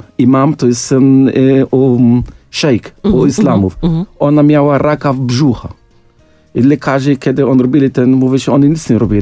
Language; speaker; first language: Polish; non-native, fluent; Arabic